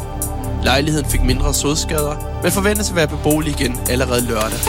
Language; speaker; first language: Danish; native; Danish